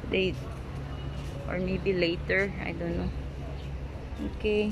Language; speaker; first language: English; non-native, local second language; Filipino